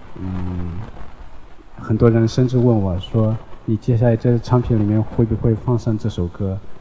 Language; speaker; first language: Chinese; non-native, local second language; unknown